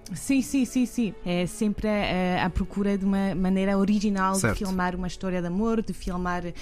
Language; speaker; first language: Portuguese; non-native, fluent; French